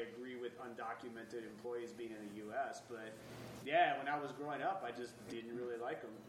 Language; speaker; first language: English; native; English